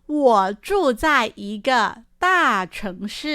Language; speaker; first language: Chinese; non-native, fluent; Thai